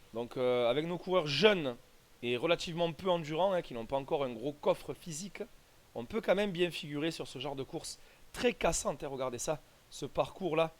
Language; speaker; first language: French; native; French